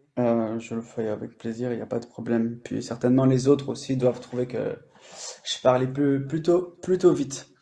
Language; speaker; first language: French; native; French